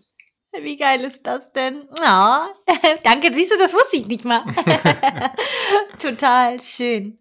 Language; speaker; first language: German; native; German